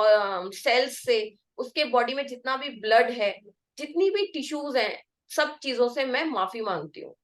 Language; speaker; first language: Hindi; native; Hindi